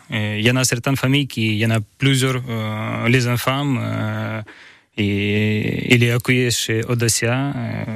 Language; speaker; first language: French; non-native, learner; Ukrainian